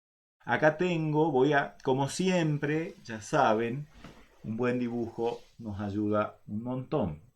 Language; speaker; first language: Spanish; native; Spanish